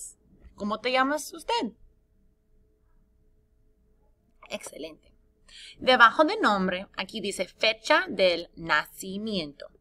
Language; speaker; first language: Spanish; non-native, fluent; English